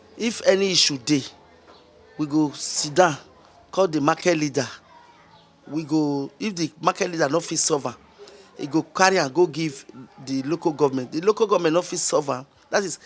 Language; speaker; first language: Nigerian Pidgin; non-native, local second language; Bini